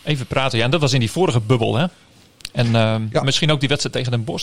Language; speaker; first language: Dutch; native; Dutch